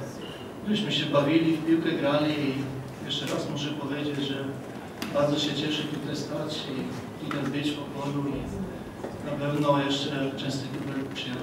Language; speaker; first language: Polish; early bilingual, other home language; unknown